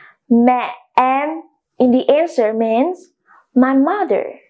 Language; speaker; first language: English; non-native, fluent; Vietnamese